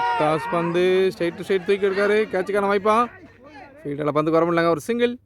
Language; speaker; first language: Tamil; native; Tamil